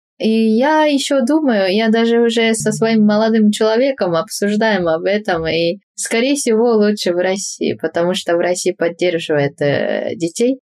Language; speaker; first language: Russian; non-native, fluent; Japanese